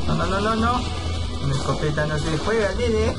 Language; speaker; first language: Spanish; native; Spanish